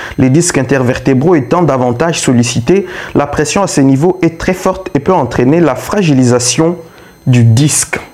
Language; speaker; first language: French; non-native, local second language; Luba-Lulua